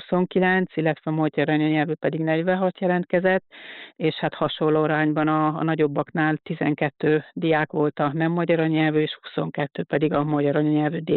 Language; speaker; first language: Hungarian; native; Hungarian